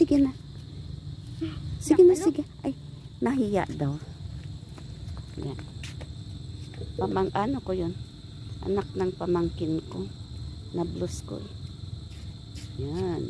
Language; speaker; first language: Filipino; non-native, local second language; Hiligaynon